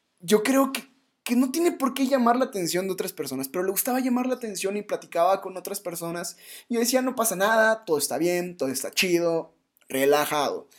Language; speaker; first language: Spanish; native; Spanish